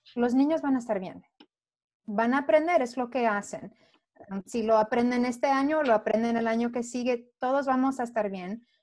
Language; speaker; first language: Spanish; early bilingual, heritage; Spanish